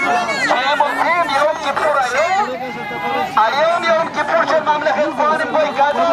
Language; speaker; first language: Hebrew; non-native, fluent; Amharic